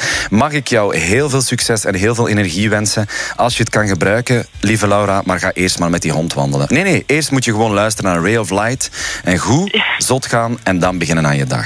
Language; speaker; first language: Dutch; native; Dutch